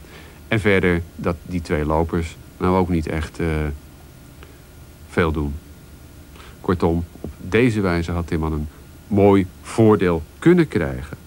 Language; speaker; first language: Dutch; native; Dutch